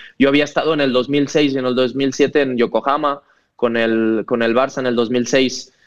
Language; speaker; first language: Spanish; non-native, local second language; Catalan